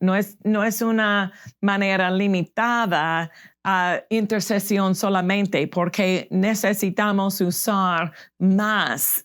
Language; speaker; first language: Spanish; non-native, fluent; English